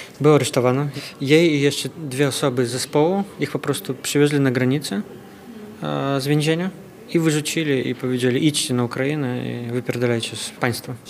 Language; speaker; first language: Polish; non-native, fluent; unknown